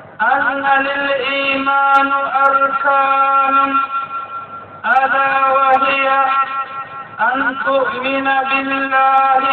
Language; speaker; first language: Arabic; native; Arabic